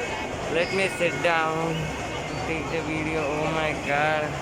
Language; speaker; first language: English; non-native, local second language; Tamil